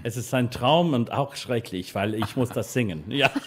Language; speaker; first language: German; non-native, learner; English